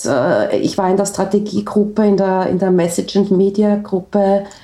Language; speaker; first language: German; native; German